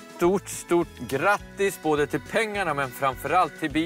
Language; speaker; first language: Swedish; native; Swedish